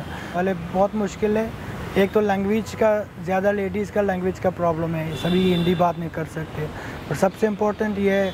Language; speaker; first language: Hindi; non-native, fluent; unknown